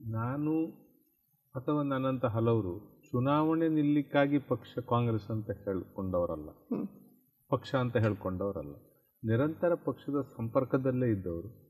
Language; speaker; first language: Kannada; native; Kannada